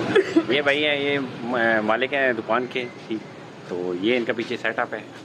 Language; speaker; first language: Hindi; non-native, local second language; Punjabi